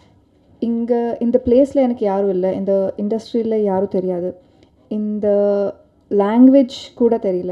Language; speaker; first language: Tamil; non-native, learner; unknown